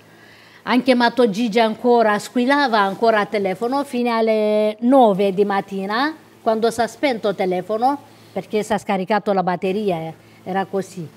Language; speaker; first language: Italian; non-native, local second language; Romanian